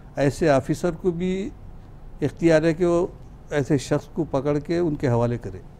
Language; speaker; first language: Hindi; non-native, local second language; Urdu